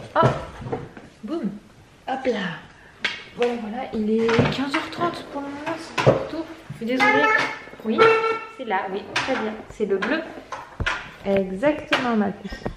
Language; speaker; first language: French; native; French